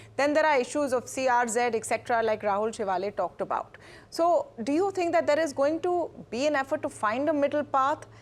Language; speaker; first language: English; non-native, local second language; Hindi